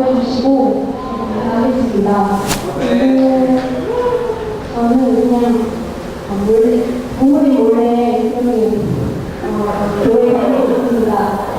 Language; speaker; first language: Korean; non-native, learner; Vietnamese